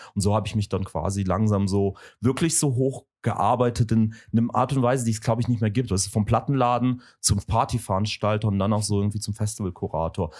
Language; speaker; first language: German; early bilingual, other home language; Russian